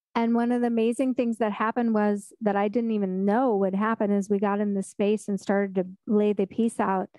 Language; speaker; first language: English; native; English